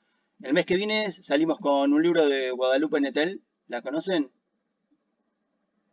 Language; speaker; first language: Spanish; native; Spanish